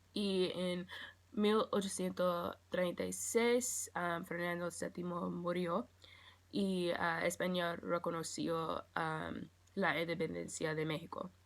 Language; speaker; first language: Spanish; non-native, learner; English